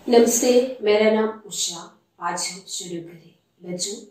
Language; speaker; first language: Hindi; non-native, local second language; Malayalam